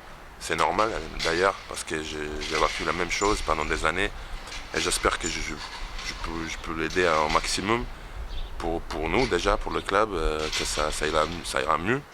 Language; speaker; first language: French; non-native, fluent; Bosnian